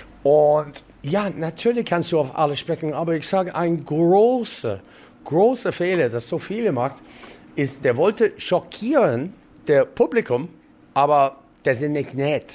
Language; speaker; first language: German; non-native, fluent; English